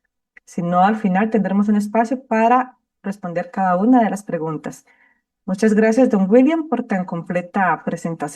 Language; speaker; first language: Spanish; native; Spanish